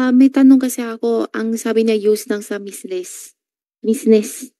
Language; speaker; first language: Filipino; non-native, learner; Chinese